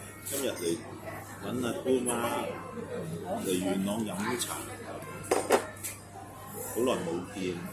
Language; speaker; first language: Cantonese; native; Cantonese